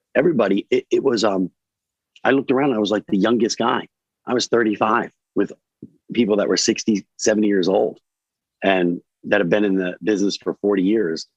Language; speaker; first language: English; native; English